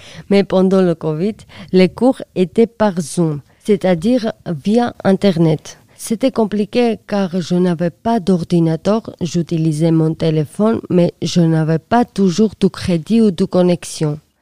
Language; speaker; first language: French; non-native, learner; Georgian